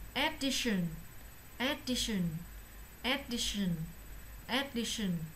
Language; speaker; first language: English; non-native, learner; Vietnamese